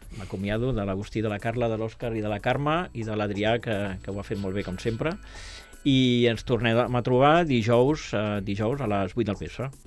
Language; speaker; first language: Catalan; native; Catalan